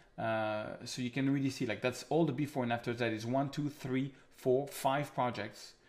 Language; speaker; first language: English; non-native, fluent; French